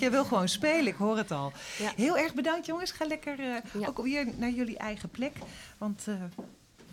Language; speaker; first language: Dutch; native; Dutch